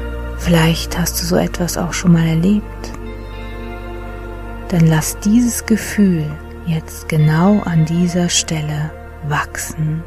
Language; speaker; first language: German; native; German